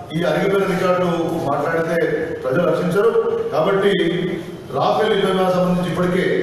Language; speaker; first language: Hindi; non-native, local second language; Telugu